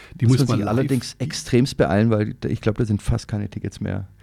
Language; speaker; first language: German; native; German